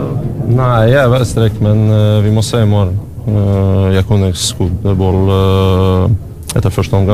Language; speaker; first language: Norwegian; non-native, fluent; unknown